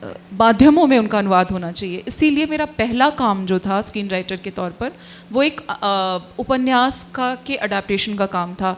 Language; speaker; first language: Hindi; native; Hindi